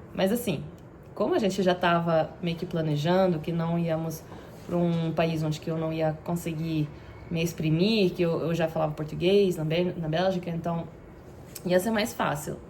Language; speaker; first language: Portuguese; non-native, fluent; Dutch